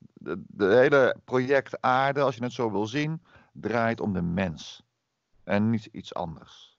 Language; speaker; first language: Dutch; native; Dutch